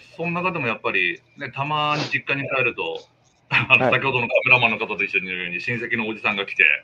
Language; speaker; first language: Japanese; native; Japanese